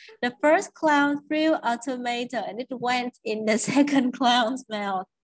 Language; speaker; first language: English; non-native, fluent; Vietnamese